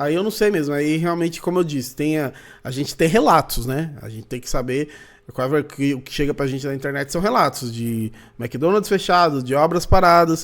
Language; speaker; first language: Portuguese; native; Portuguese